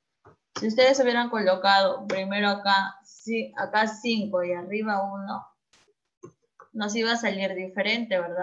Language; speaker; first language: Spanish; native; Spanish